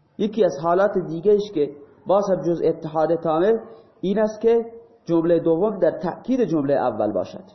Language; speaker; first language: Persian; non-native, local second language; Baluchi